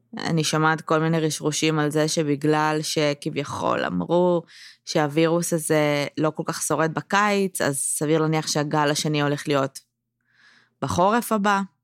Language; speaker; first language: Hebrew; native; Hebrew